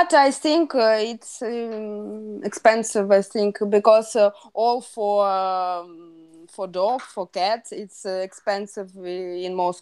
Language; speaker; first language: English; non-native, learner; Russian